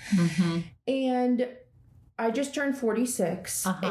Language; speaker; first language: English; non-native, fluent; Russian